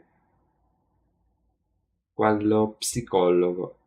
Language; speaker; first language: Italian; non-native, learner; English